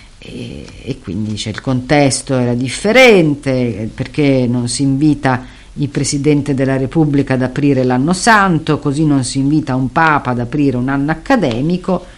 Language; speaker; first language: Italian; native; Italian